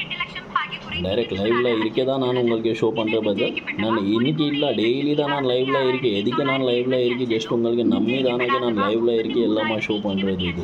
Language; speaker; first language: Tamil; non-native, local second language; Kannada